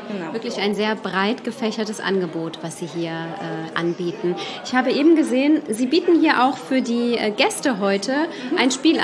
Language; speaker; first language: German; native; German